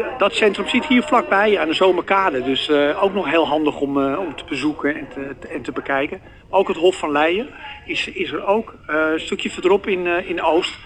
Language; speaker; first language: Dutch; native; Dutch